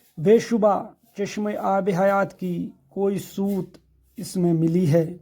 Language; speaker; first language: Urdu; non-native, local second language; Kashmiri